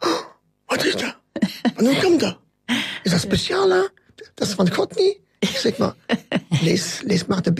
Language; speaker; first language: Dutch; non-native, local second language; French